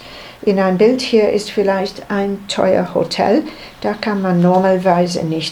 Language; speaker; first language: German; non-native, learner; English